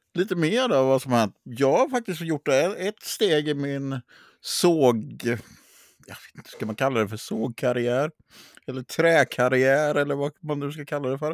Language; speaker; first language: Swedish; native; Swedish